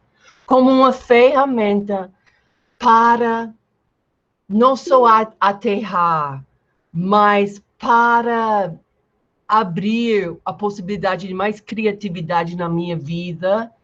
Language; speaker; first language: Portuguese; non-native, fluent; English